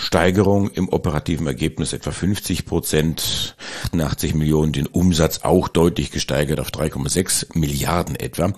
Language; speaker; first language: German; native; German